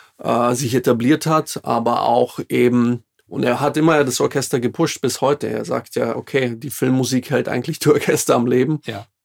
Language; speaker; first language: German; non-native, fluent; Slovak